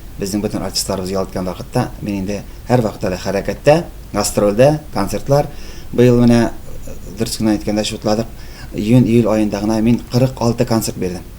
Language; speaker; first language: Tatar; native; Tatar